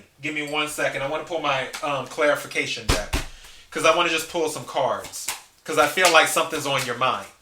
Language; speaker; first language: English; native; English